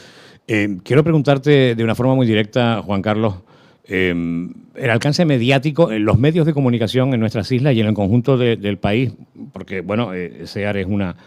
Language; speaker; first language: Spanish; native; Spanish